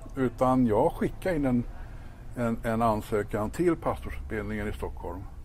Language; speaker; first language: Swedish; native; Swedish